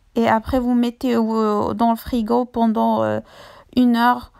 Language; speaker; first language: French; non-native, local second language; Arabic